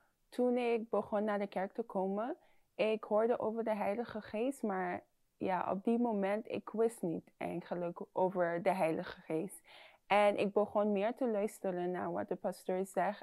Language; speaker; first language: Dutch; non-native, fluent; English